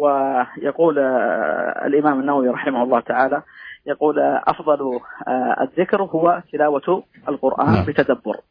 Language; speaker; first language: Arabic; native; Arabic